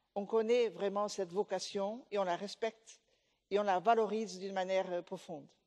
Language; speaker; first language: French; non-native, fluent; Portuguese